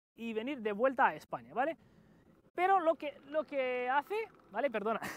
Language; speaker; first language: Spanish; non-native, fluent; Romanian